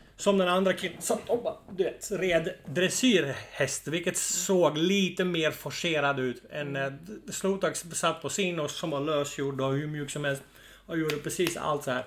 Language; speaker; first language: Swedish; non-native, fluent; Dutch